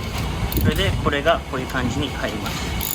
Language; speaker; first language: Japanese; early bilingual, heritage; Japanese